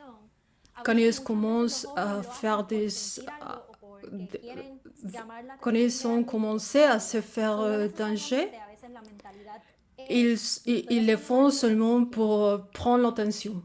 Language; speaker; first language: French; non-native, fluent; Spanish